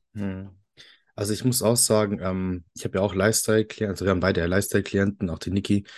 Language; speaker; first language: German; early bilingual, other home language; Italian